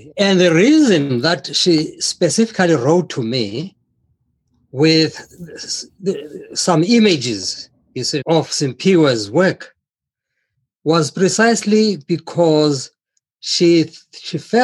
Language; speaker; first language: English; non-native, local second language; Xhosa